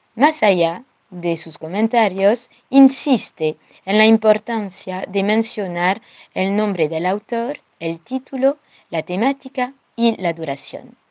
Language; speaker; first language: Spanish; non-native, fluent; French